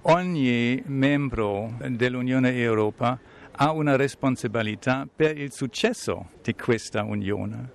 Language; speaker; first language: Italian; non-native, fluent; German